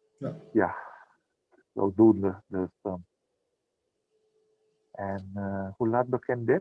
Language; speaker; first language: Dutch; non-native, local second language; Papiamento